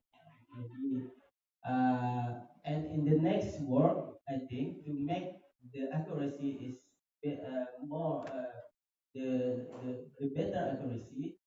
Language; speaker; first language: English; non-native, learner; Indonesian